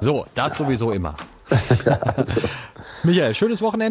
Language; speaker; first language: German; native; German